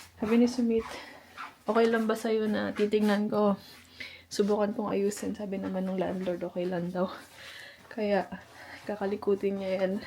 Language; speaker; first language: Filipino; native; Filipino